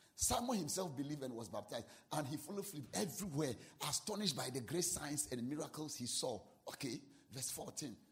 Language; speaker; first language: English; non-native, local second language; Akan